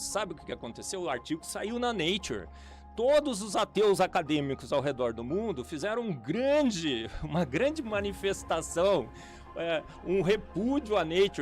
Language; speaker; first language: Portuguese; native; Portuguese